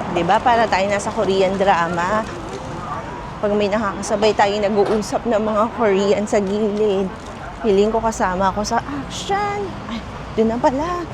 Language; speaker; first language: Filipino; native; Filipino